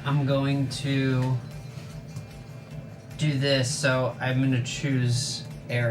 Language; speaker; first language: English; native; English